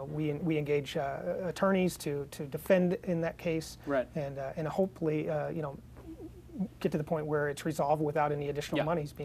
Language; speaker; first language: English; native; English